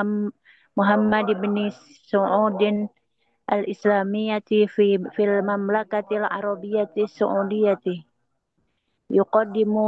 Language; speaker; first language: Arabic; non-native, learner; Indonesian